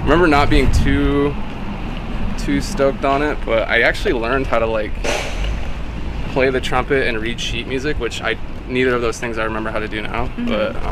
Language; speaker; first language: English; native; English